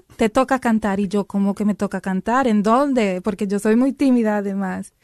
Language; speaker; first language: Spanish; early bilingual, heritage; Spanish